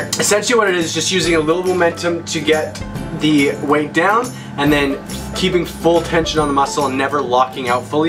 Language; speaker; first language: English; native; English